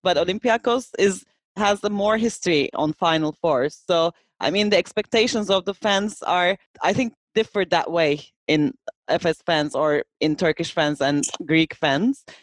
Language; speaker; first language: English; non-native, fluent; Turkish